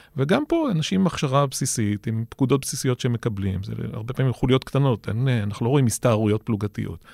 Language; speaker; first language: Hebrew; native; Hebrew